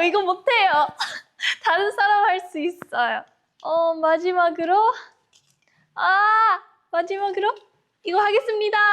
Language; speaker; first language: Korean; non-native, learner; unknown